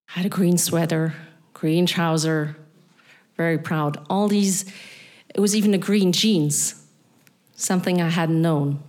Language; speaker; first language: English; non-native, fluent; German